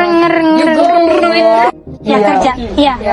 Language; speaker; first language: Malay; native; Malay